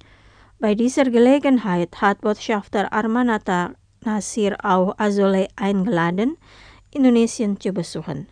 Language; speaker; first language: German; non-native, fluent; Indonesian